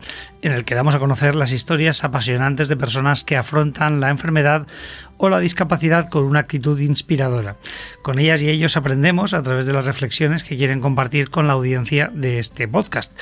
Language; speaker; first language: Spanish; native; Spanish